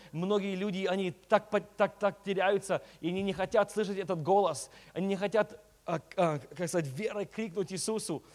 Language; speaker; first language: Russian; early bilingual, heritage; Russian